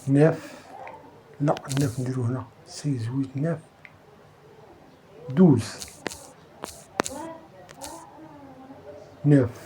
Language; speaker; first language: Arabic; native; Arabic